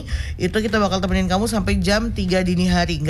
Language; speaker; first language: Indonesian; native; Indonesian